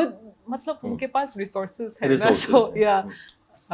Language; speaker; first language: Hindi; non-native, local second language; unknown